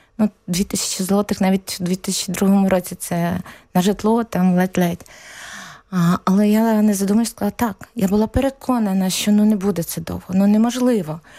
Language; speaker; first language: Ukrainian; native; Ukrainian